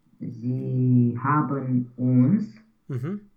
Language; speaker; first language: German; non-native, learner; Romanian